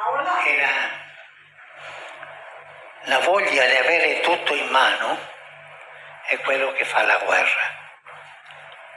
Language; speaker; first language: Italian; non-native, fluent; Spanish